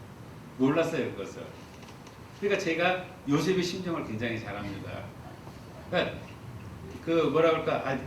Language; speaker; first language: Korean; native; Korean